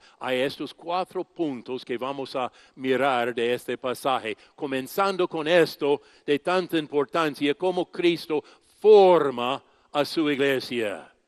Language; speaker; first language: Spanish; non-native, fluent; English